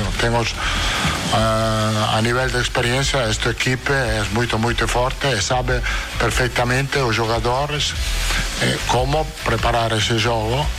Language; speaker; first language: Portuguese; non-native, fluent; Italian